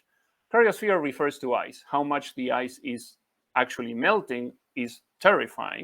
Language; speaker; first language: English; non-native, fluent; Spanish